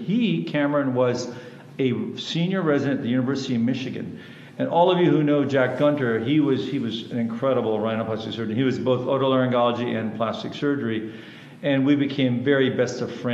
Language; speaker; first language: English; early bilingual, other home language; German